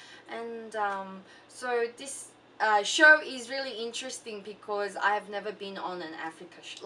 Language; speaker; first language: English; early bilingual, other home language; Korean